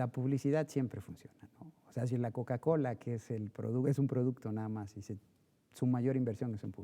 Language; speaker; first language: Spanish; native; Spanish